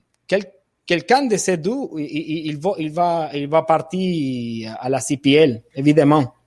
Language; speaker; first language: French; non-native, fluent; Spanish